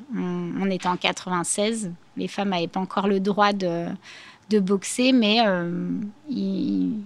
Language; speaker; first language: French; native; French